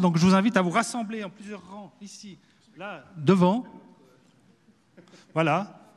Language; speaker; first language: French; native; French